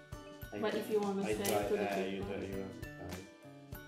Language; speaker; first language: English; non-native, fluent; Indonesian